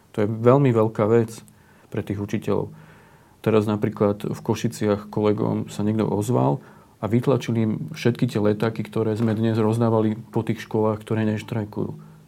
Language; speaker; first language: Slovak; native; Slovak